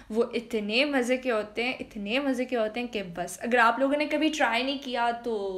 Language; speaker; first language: Urdu; native; Urdu